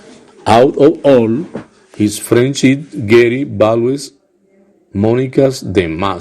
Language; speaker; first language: English; non-native, fluent; Spanish